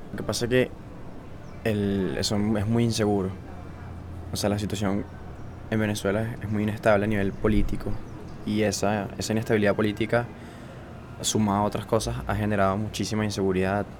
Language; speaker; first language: Spanish; native; Spanish